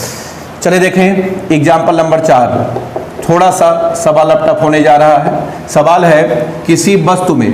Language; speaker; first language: Hindi; native; Hindi